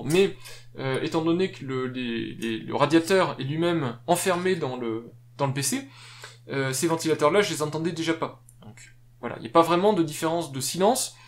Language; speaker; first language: French; native; French